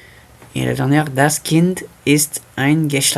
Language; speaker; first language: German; non-native, fluent; French